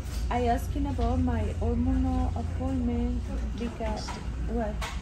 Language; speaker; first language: English; non-native, learner; Spanish